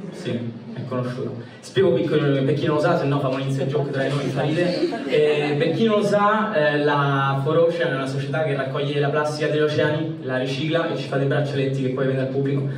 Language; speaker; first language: Italian; early bilingual, heritage; Italian